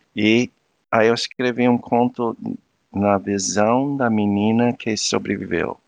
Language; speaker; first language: Portuguese; non-native, fluent; English